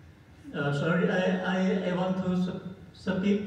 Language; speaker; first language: English; non-native, learner; Thai